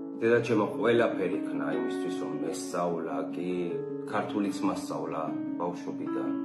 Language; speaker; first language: Georgian; early bilingual, heritage; Georgian